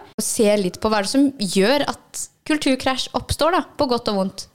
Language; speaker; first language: Norwegian; early bilingual, other home language; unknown